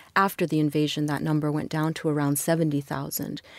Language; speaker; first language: English; non-native, fluent; Arabic